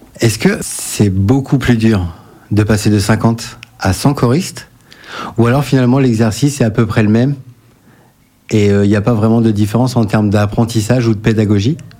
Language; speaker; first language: French; native; French